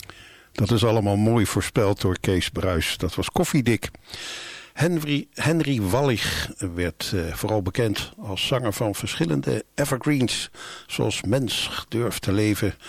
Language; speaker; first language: Dutch; native; Dutch